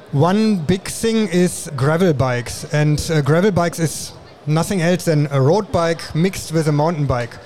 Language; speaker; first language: English; non-native, fluent; German